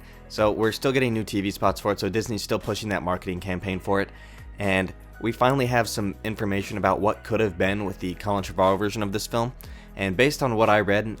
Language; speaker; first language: English; native; English